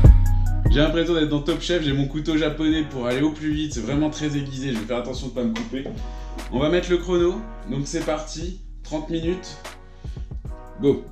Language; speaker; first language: French; native; French